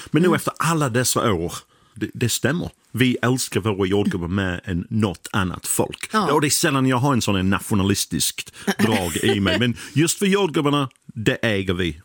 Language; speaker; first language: Swedish; non-native, fluent; English